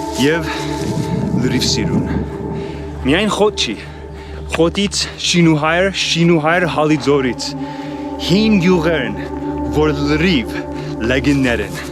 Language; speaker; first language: Armenian; early bilingual, heritage; Armenian